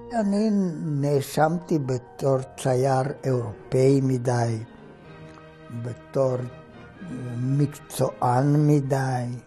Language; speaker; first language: Hebrew; non-native, fluent; Romanian